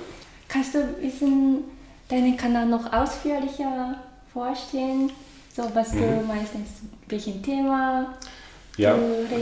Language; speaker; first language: German; non-native, learner; Japanese